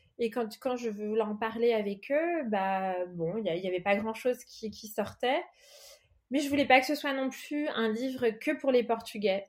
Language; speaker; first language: French; early bilingual, other home language; Portuguese